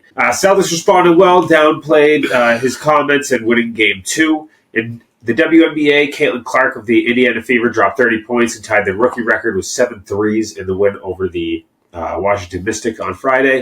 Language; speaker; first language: English; native; English